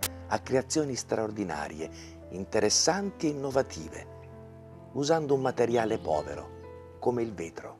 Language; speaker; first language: Italian; native; Italian